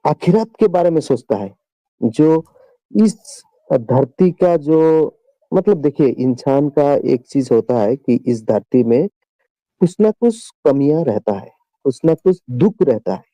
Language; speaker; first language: Hindi; non-native, local second language; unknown